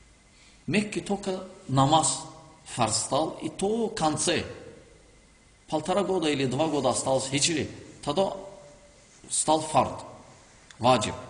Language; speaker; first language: Russian; non-native, learner; Azerbaijani